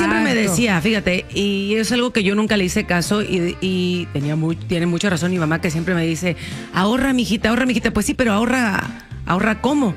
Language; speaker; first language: Spanish; native; Spanish